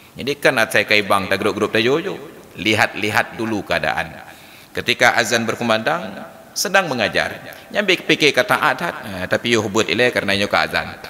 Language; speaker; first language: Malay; non-native, local second language; Achinese